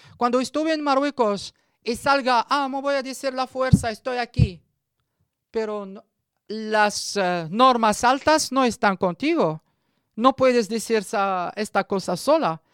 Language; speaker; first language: Spanish; non-native, learner; Arabic